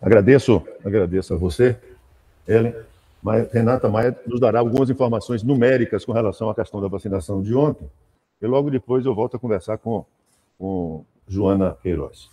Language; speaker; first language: Portuguese; native; Portuguese